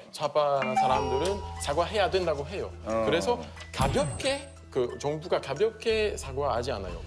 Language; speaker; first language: Korean; non-native, fluent; Italian